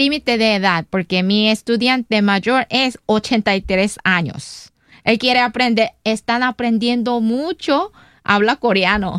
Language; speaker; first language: Spanish; non-native, learner; Korean